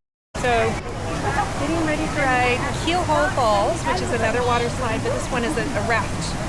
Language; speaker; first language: English; native; English